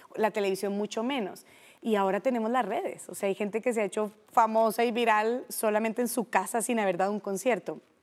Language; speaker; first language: Spanish; native; Spanish